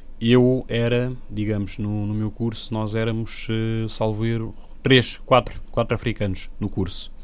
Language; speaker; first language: Portuguese; non-native, local second language; Upper Guinea Crioulo